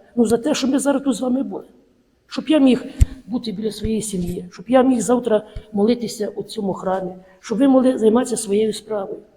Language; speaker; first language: Ukrainian; native; Ukrainian